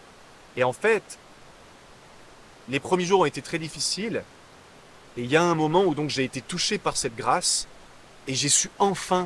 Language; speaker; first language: French; native; French